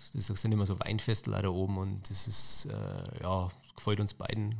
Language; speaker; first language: German; native; German